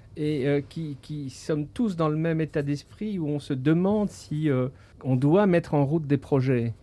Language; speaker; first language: French; native; French